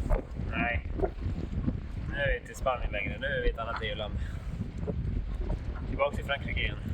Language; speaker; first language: Swedish; native; Swedish